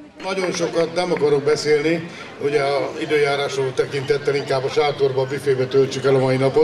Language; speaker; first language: Hungarian; native; Hungarian